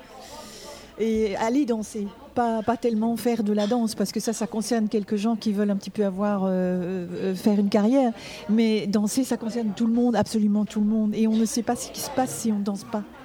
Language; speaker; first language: French; native; French